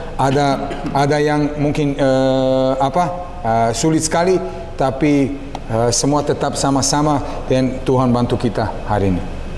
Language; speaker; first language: Indonesian; non-native, learner; Serbian